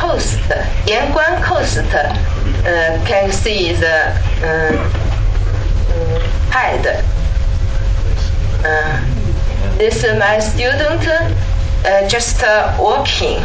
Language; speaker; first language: English; non-native, learner; Chinese